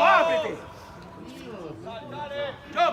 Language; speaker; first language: Italian; native; Italian